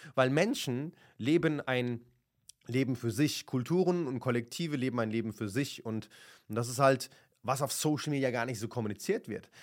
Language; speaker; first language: German; early bilingual, other home language; Kurdish